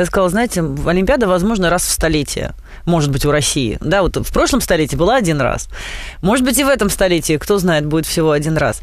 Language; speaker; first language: Russian; native; Russian